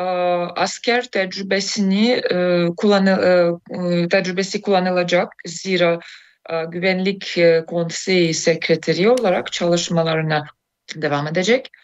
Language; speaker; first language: Turkish; non-native, fluent; Russian